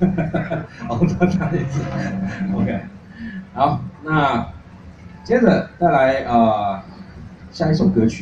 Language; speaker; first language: Chinese; native; Chinese